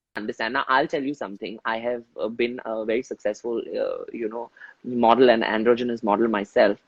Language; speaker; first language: English; non-native, local second language; Hindi